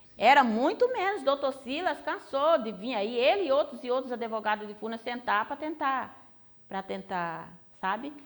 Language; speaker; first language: Portuguese; native; Portuguese